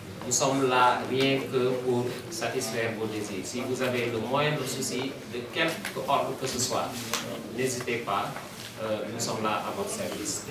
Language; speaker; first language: French; non-native, local second language; Wolof